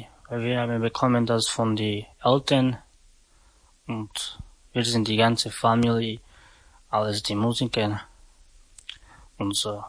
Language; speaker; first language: German; non-native, learner; Romany